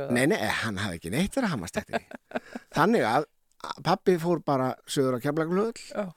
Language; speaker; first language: Icelandic; native; Icelandic